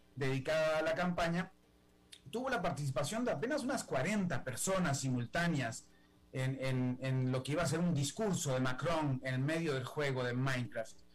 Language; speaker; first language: Spanish; native; Spanish